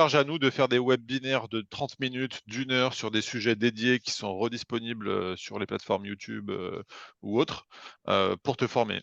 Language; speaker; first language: French; native; French